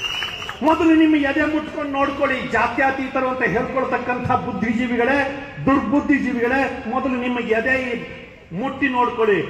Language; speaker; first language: Kannada; native; Kannada